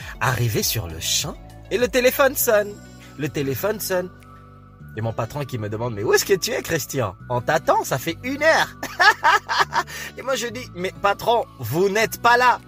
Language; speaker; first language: French; non-native, fluent; Lingala